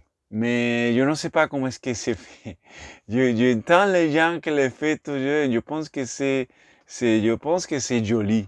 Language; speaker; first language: French; non-native, learner; Spanish